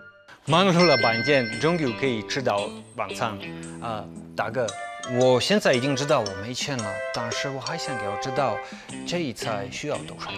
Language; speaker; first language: Chinese; non-native, learner; English